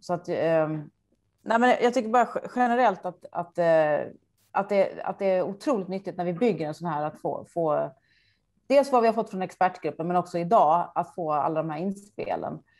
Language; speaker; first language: Swedish; native; Swedish